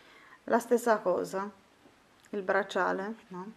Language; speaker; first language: Italian; non-native, fluent; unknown